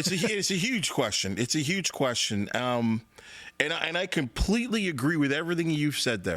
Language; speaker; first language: English; native; English